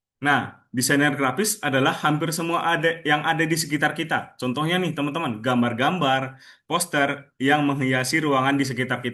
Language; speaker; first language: Indonesian; native; Indonesian